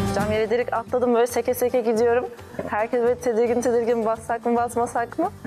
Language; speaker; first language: Turkish; early bilingual, heritage; Turkish